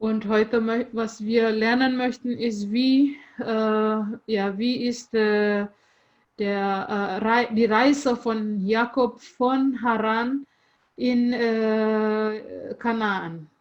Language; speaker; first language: German; non-native, fluent; Indonesian